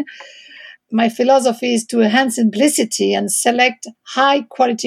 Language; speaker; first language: English; non-native, fluent; French